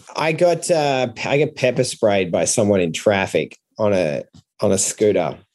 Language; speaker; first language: English; native; English